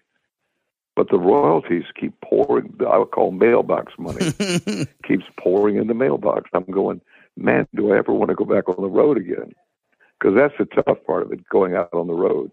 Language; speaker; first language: English; native; English